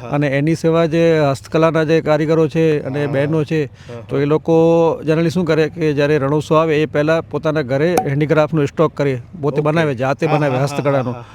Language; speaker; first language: Gujarati; non-native, local second language; Kachhi